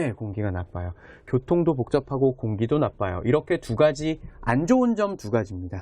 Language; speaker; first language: Korean; native; Korean